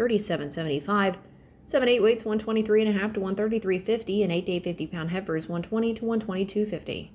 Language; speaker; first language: English; native; English